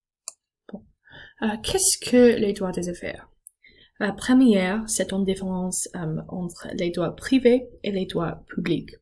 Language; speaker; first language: French; non-native, learner; English